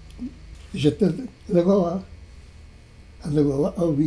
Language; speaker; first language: French; non-native, fluent; Portuguese